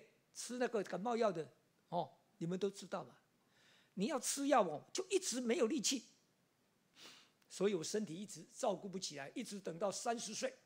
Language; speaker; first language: Chinese; native; Chinese